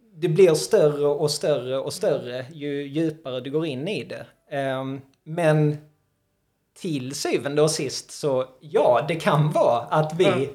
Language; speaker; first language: Swedish; native; Swedish